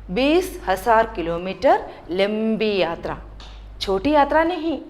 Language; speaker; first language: Hindi; non-native, local second language; Malayalam